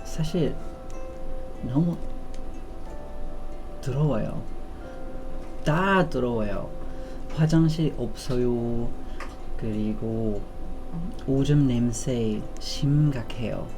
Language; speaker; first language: Korean; non-native, learner; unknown